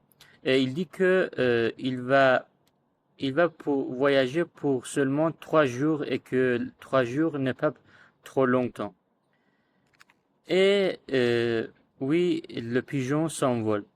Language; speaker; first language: French; non-native, learner; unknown